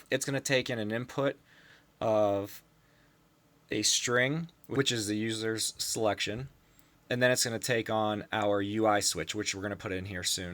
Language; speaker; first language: English; native; English